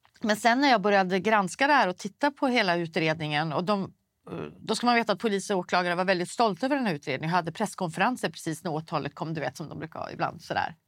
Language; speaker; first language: Swedish; native; Swedish